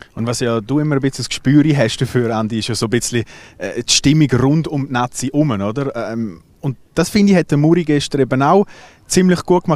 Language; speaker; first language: German; native; German